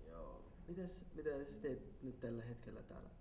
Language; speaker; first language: Finnish; non-native, learner; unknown